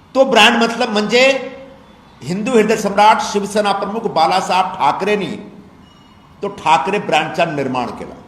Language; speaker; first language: Marathi; non-native, local second language; Hindi